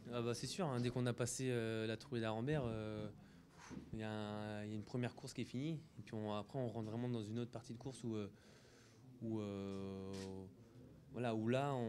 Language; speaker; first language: French; native; French